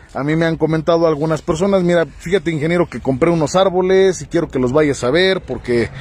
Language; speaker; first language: Spanish; native; Spanish